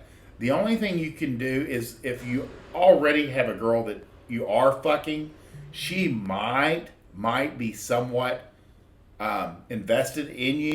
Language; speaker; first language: English; native; English